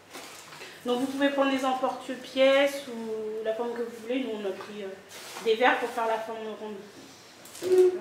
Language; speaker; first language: French; native; French